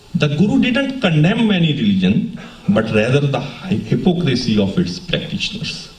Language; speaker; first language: English; non-native, local second language; Punjabi